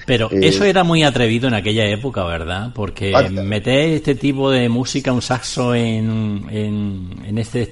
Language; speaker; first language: Spanish; native; Spanish